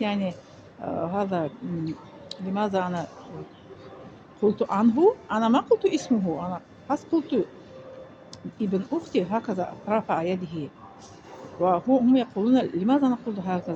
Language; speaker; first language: Arabic; non-native, fluent; Tajik